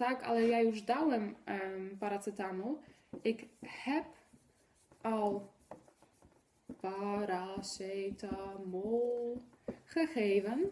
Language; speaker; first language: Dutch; non-native, fluent; Polish